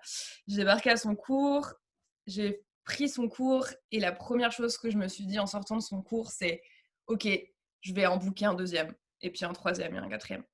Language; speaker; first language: French; native; French